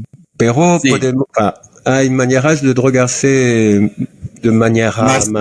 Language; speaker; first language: Spanish; non-native, learner; French